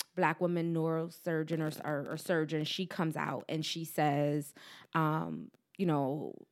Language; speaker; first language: English; native; English